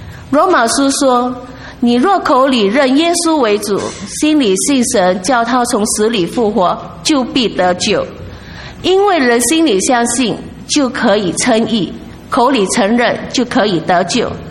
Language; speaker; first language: Chinese; non-native, local second language; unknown